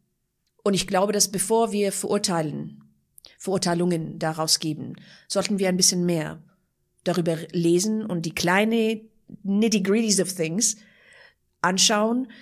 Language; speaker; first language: German; non-native, fluent; Persian